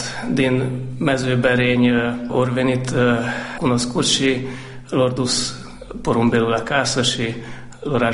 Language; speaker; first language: Romanian; non-native, local second language; Hungarian